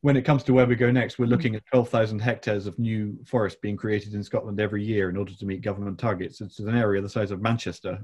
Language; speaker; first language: English; native; English